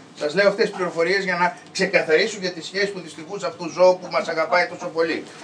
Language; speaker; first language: Greek; native; Greek